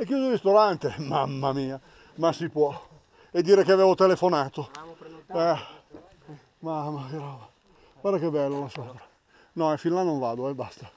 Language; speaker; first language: Italian; native; Italian